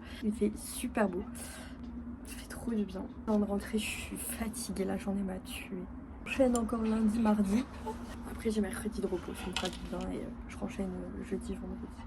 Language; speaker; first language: French; native; French